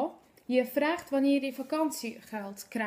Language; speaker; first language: Dutch; non-native, fluent; Polish